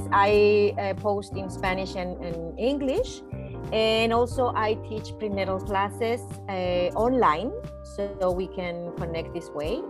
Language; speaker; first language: English; non-native, fluent; Spanish